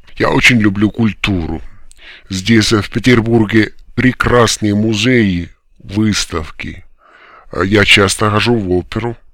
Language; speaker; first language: Russian; non-native, learner; Finnish